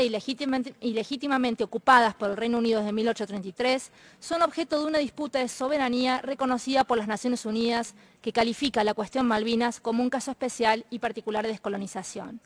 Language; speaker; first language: Spanish; native; Spanish